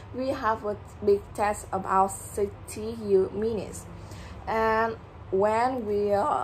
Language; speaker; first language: English; non-native, learner; Vietnamese